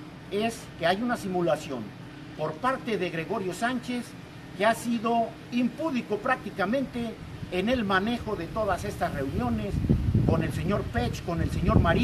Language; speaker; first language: Spanish; native; Spanish